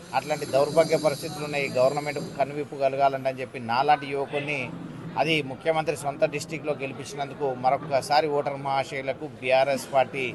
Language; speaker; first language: Telugu; native; Telugu